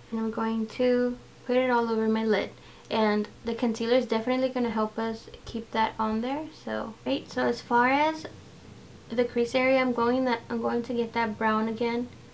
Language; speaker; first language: English; early bilingual, other home language; Spanish